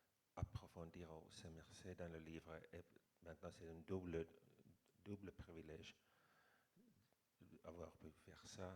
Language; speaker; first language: French; non-native, fluent; Finnish